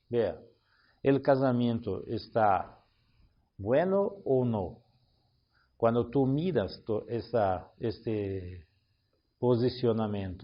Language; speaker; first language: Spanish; non-native, learner; Portuguese